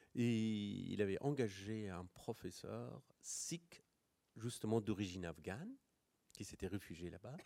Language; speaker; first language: French; non-native, fluent; Persian